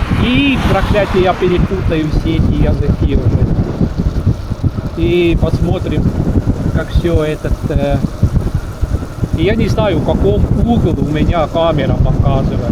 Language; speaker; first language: Russian; non-native, local second language; Estonian